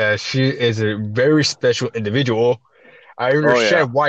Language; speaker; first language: English; native; English